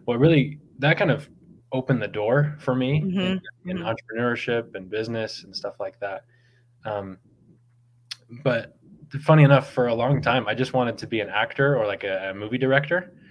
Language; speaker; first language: English; native; English